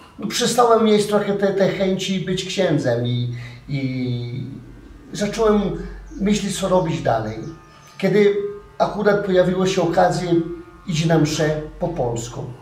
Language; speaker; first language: Polish; non-native, fluent; Portuguese